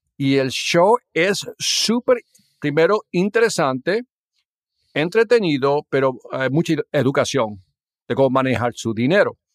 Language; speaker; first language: Spanish; early bilingual, heritage; Spanish